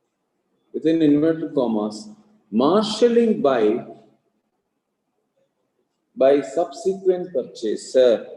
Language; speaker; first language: English; non-native, local second language; Malayalam